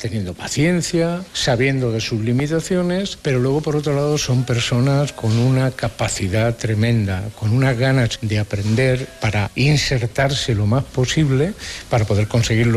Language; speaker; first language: Spanish; native; Spanish